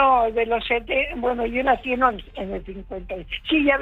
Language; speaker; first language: Spanish; native; Spanish